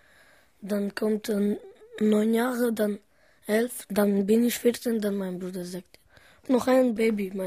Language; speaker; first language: German; non-native, learner; Romany